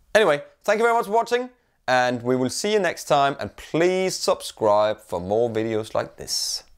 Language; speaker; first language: English; non-native, fluent; Danish